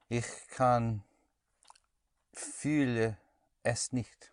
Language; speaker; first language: German; non-native, learner; English